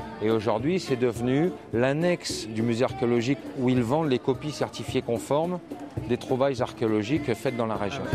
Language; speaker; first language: French; native; French